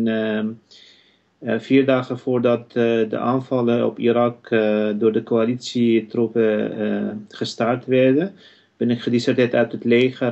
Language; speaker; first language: Dutch; non-native, fluent; Kurdish